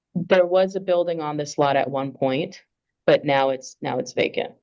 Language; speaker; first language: English; native; English